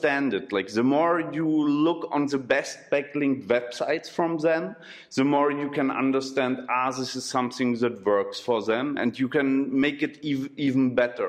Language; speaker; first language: English; non-native, fluent; German